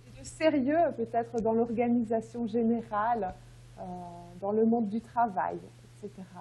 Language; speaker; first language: French; native; French